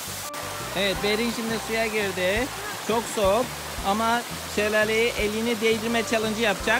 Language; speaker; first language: Turkish; native; Turkish